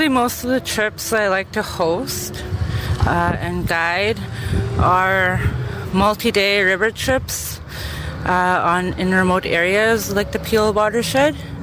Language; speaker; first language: English; native; English